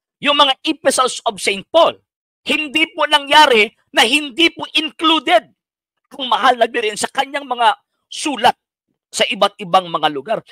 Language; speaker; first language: Filipino; non-native, local second language; Cebuano